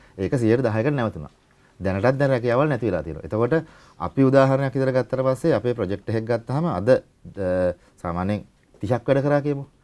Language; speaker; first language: Sinhala; native; Sinhala